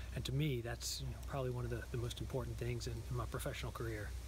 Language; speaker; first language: English; native; English